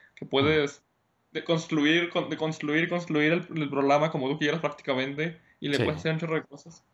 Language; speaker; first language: Spanish; native; Spanish